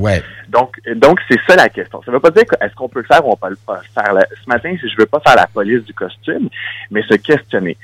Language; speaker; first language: French; native; French